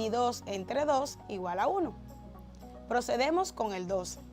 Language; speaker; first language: Spanish; native; Spanish